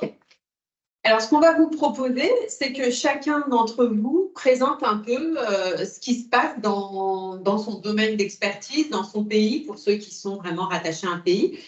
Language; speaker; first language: French; native; French